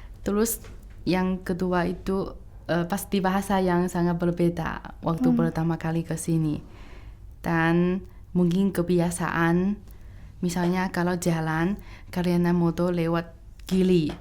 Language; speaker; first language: Indonesian; non-native, fluent; Chinese